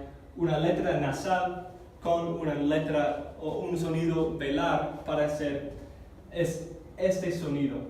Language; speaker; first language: Spanish; non-native, fluent; English